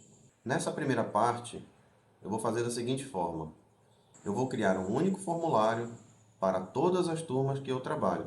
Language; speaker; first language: Portuguese; native; Portuguese